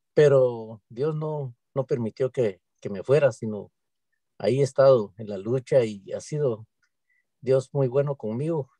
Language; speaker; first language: Spanish; native; Spanish